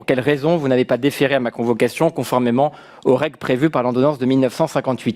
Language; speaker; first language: French; native; French